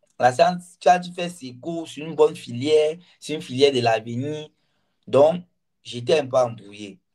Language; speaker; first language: French; non-native, local second language; Ghomala